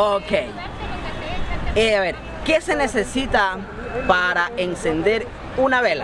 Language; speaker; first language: Spanish; native; Spanish